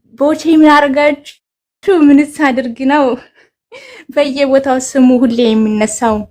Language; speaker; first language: Amharic; native; Amharic